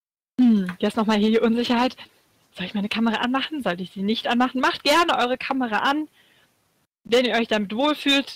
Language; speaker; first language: German; native; German